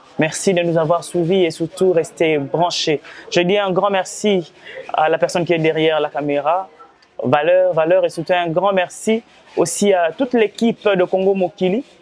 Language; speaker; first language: French; non-native, local second language; Lingala